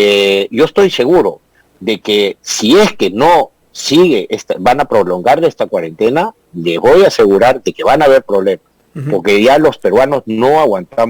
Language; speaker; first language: Spanish; native; Spanish